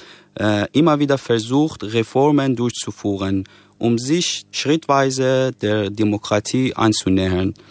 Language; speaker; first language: German; non-native, fluent; Persian